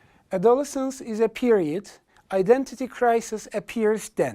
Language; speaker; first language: English; non-native, fluent; Turkish